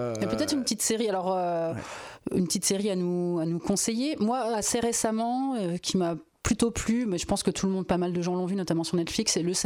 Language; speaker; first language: French; native; French